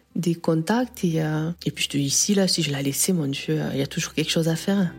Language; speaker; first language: French; native; French